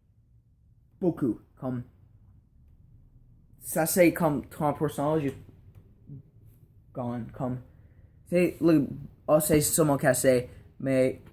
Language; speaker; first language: French; non-native, learner; English